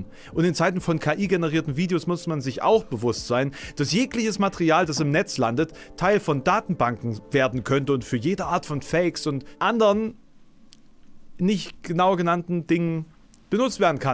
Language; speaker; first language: German; native; German